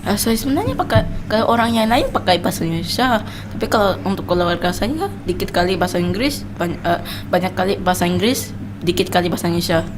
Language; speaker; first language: Indonesian; non-native, local second language; English